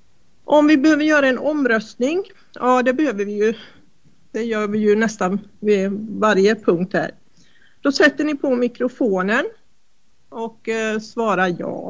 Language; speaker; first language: Swedish; native; Swedish